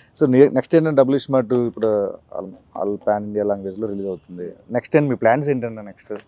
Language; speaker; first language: Telugu; native; Telugu